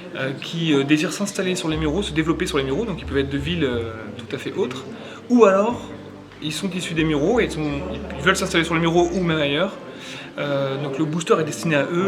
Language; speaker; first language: French; native; French